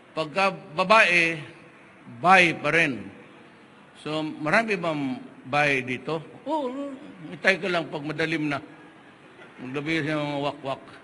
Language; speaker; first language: Filipino; non-native, local second language; Cebuano